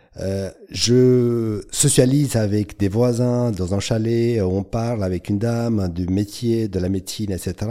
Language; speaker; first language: French; non-native, fluent; Romanian